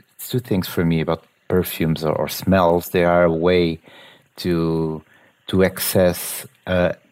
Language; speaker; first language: English; non-native, fluent; Portuguese